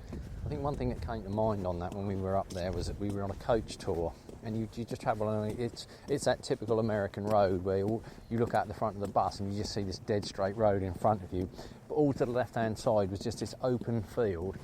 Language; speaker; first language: English; native; English